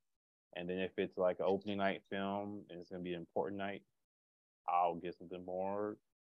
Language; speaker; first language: English; native; English